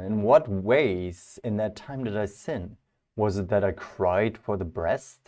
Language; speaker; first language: English; non-native, fluent; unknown